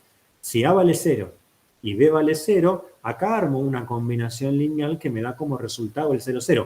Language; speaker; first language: Spanish; native; Spanish